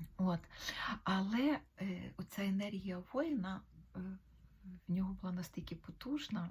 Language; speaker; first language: Ukrainian; native; Ukrainian